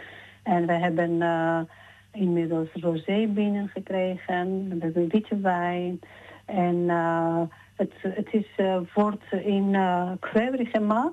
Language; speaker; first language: Dutch; non-native, learner; Georgian